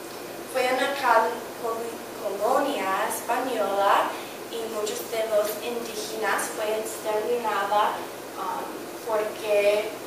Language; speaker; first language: Spanish; non-native, learner; English